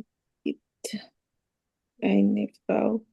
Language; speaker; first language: German; non-native, learner; Filipino